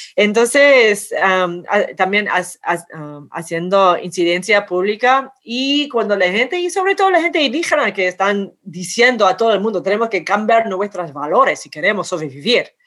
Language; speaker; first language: Spanish; non-native, fluent; English